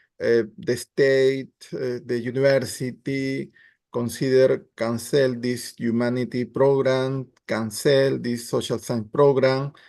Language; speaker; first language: English; non-native, learner; Spanish